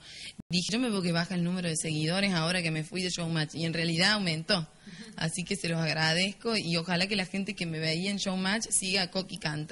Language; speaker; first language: Spanish; native; Spanish